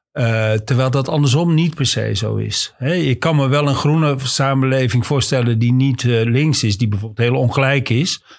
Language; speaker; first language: Dutch; native; Dutch